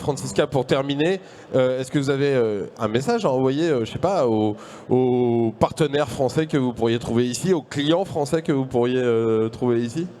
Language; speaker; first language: French; native; French